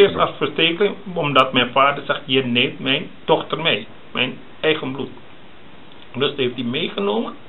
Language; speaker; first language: Dutch; early bilingual, other home language; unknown